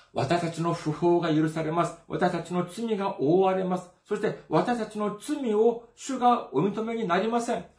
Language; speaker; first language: Japanese; non-native, fluent; Korean